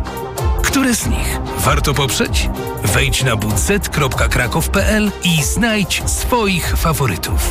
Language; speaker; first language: Polish; native; Polish